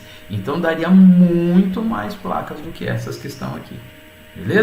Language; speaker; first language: Portuguese; native; Portuguese